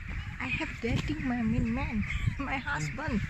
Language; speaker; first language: English; non-native, learner; Indonesian